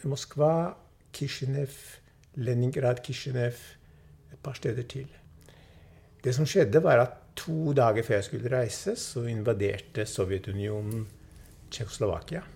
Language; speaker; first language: Norwegian; early bilingual, other home language; Swedish